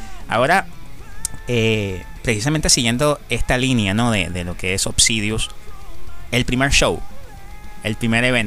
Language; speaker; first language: Spanish; native; Spanish